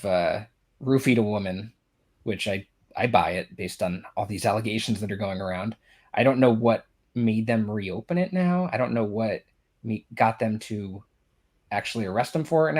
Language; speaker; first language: English; native; English